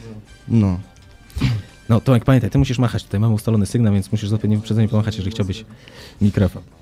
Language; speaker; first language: Polish; native; Polish